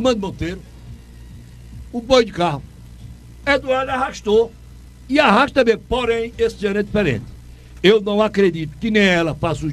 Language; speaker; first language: Portuguese; native; Portuguese